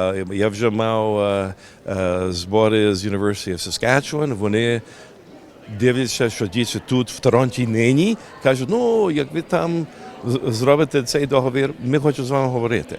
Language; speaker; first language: Ukrainian; early bilingual, heritage; Ukrainian